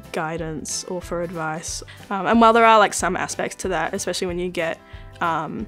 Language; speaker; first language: English; native; English